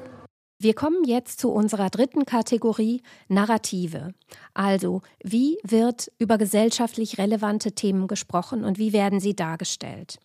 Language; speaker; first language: German; native; German